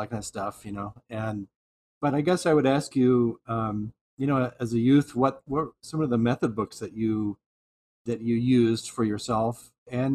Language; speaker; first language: English; native; English